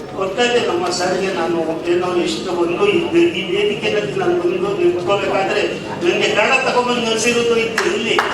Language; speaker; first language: Kannada; non-native, local second language; Urdu